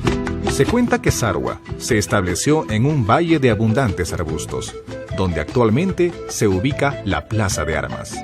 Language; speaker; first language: Spanish; native; Spanish